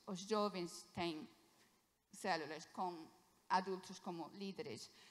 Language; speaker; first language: Portuguese; non-native, fluent; English